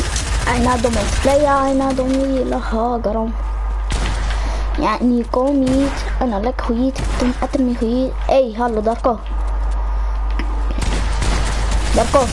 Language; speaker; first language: Swedish; early bilingual, other home language; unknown